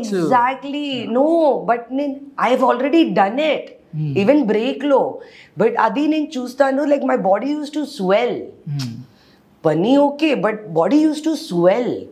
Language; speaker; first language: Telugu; non-native, learner; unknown